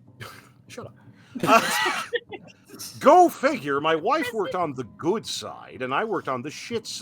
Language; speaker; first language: English; native; English